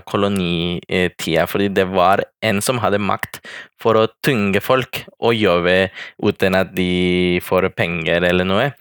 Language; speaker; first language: Norwegian; non-native, fluent; Spanish